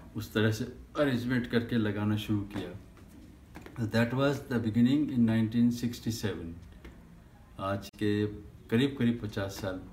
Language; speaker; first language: Hindi; native; Hindi